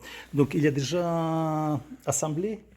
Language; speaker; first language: French; non-native, learner; Russian